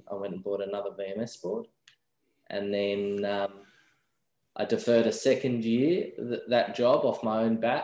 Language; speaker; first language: English; native; English